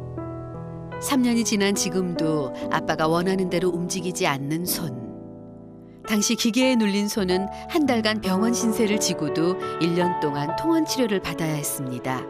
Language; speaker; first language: Korean; native; Korean